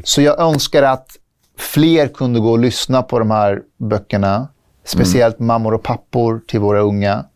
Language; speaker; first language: Swedish; early bilingual, other home language; Persian